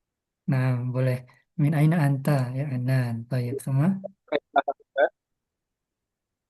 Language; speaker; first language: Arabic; non-native, fluent; Indonesian